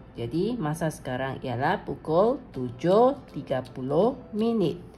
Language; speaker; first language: Malay; non-native, local second language; Chinese